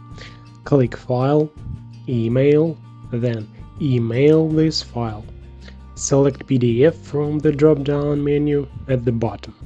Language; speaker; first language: English; non-native, fluent; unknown